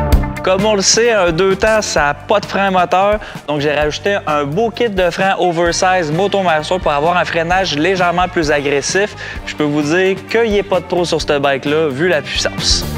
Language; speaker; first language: French; native; French